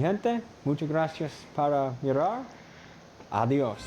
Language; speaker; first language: Spanish; non-native, learner; English